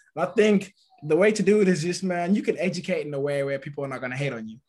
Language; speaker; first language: English; early bilingual, other home language; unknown